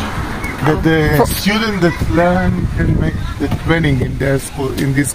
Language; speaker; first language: English; non-native, learner; Hebrew